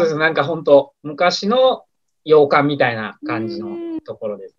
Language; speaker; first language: Japanese; native; Japanese